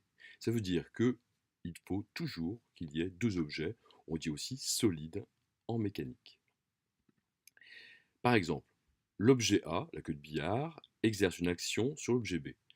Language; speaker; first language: French; native; French